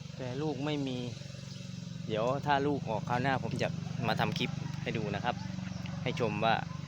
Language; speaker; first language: Thai; native; Thai